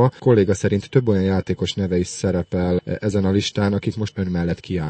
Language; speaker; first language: Hungarian; native; Hungarian